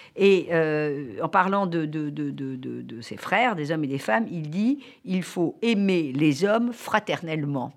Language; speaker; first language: French; native; French